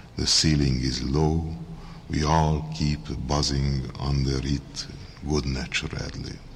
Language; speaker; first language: English; non-native, fluent; Hungarian